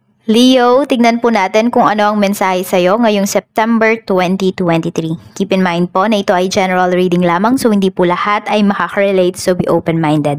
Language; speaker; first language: Filipino; native; Filipino